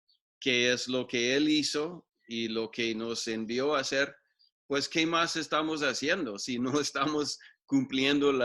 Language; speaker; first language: Spanish; non-native, fluent; English